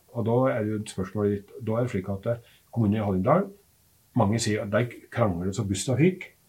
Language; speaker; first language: Norwegian; native; Norwegian